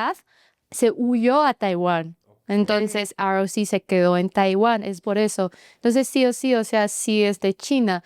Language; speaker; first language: Spanish; non-native, fluent; Chinese